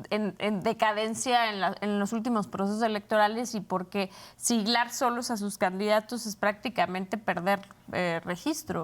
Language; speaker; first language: Spanish; native; Spanish